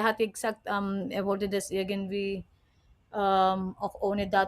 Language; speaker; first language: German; non-native, fluent; Filipino